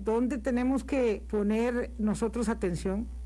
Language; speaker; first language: Spanish; native; Spanish